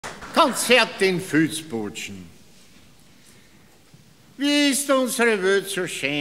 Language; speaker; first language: German; native; German